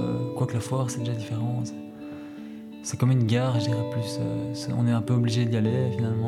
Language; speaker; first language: French; native; French